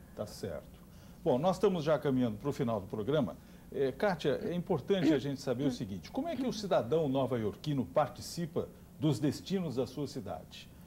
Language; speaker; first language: Portuguese; native; Portuguese